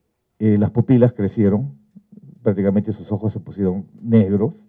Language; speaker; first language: Spanish; native; Spanish